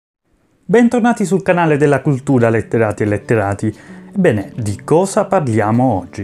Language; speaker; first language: Italian; native; Italian